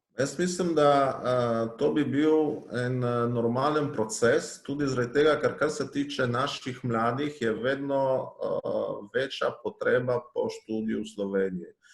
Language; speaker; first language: Slovenian; native; Slovenian